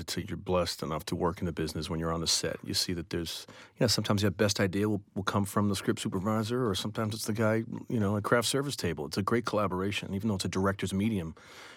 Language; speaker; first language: English; native; English